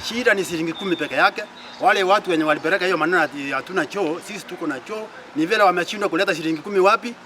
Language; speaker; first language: Swahili; non-native, local second language; Gusii